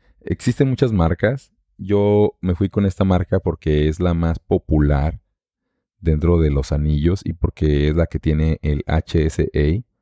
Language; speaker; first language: Spanish; native; Spanish